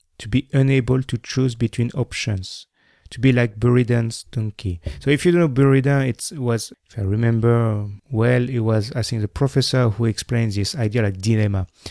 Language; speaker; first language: English; non-native, fluent; French